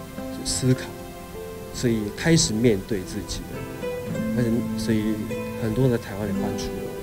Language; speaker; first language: Chinese; non-native, fluent; Japanese